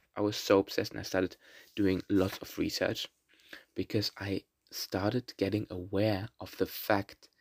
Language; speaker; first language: English; non-native, fluent; German